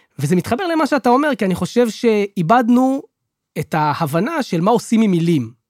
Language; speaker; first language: Hebrew; native; Hebrew